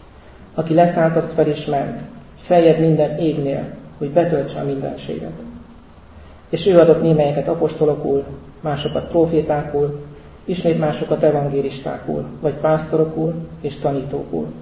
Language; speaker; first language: Hungarian; native; Hungarian